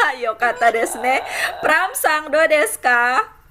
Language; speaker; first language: Japanese; non-native, fluent; Indonesian